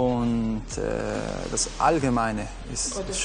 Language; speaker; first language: German; non-native, fluent; Italian